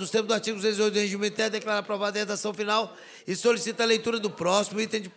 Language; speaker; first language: Portuguese; native; Portuguese